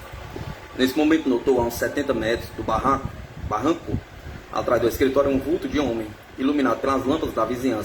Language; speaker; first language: Portuguese; native; Portuguese